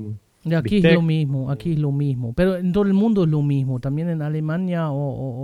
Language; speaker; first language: Spanish; non-native, fluent; German